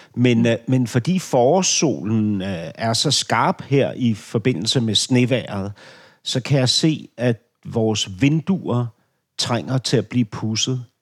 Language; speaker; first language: Danish; native; Danish